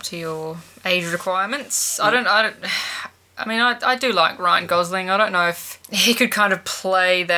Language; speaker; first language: English; native; English